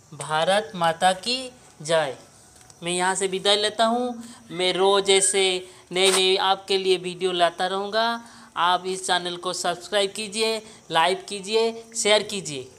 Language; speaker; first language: Hindi; non-native, local second language; Odia